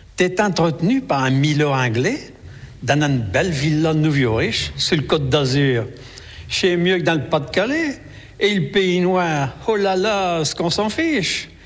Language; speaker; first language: French; native; French